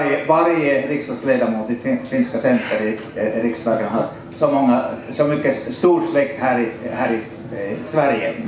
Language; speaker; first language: Swedish; non-native, fluent; Finnish